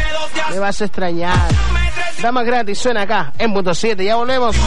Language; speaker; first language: Spanish; native; Spanish